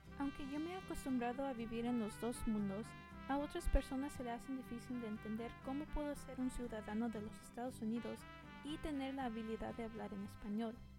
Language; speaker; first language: Spanish; early bilingual, heritage; Spanish